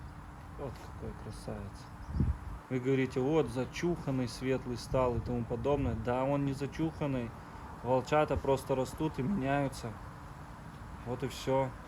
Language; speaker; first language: Russian; native; Russian